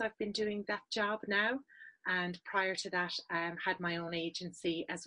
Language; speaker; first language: English; native; English